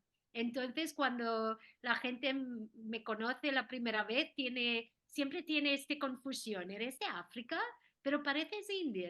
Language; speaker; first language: Spanish; non-native, fluent; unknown